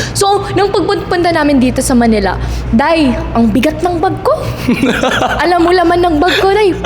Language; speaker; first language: Filipino; non-native, local second language; Cebuano